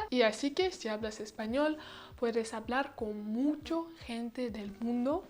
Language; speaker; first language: Spanish; non-native, learner; Russian